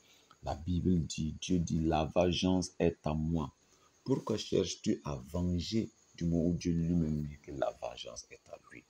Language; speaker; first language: French; non-native, local second language; Mossi